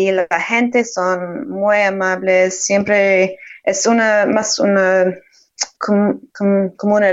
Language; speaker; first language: Spanish; non-native, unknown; English